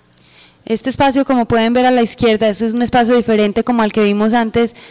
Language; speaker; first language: Spanish; native; Spanish